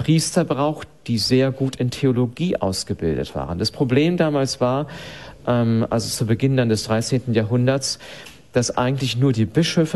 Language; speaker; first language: German; native; German